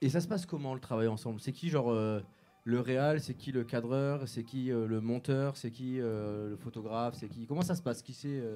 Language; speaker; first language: French; native; French